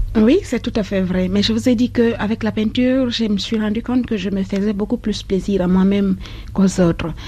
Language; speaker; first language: French; non-native, local second language; Basaa